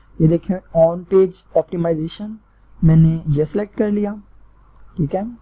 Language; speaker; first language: Urdu; non-native, local second language; Punjabi